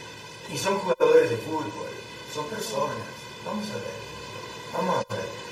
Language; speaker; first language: Spanish; native; Spanish